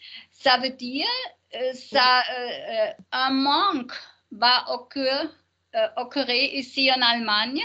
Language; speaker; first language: French; non-native, learner; German